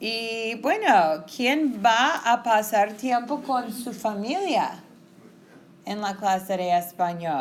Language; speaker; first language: Spanish; non-native, fluent; English